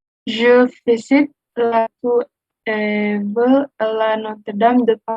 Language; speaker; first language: French; non-native, learner; Indonesian